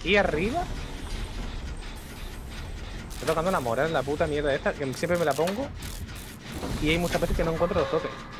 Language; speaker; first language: Spanish; native; Spanish